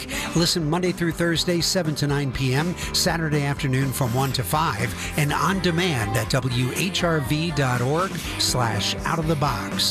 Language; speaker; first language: English; native; English